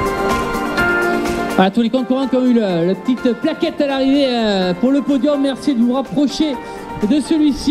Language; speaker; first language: French; native; French